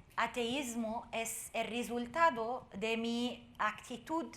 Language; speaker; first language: Spanish; non-native, fluent; Arabic